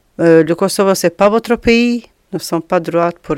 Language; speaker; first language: French; non-native, learner; Albanian